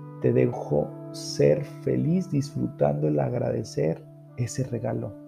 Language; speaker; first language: Spanish; native; Spanish